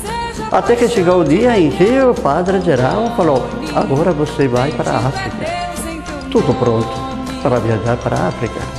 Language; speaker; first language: Portuguese; non-native, fluent; Italian